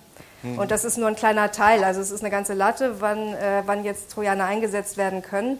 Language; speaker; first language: German; native; German